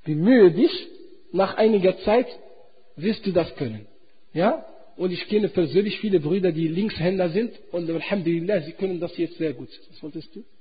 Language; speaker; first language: German; non-native, fluent; Arabic